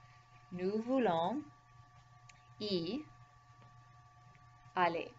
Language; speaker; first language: French; non-native, fluent; English